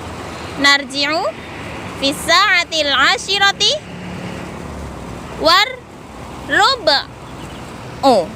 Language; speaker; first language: Arabic; non-native, fluent; Indonesian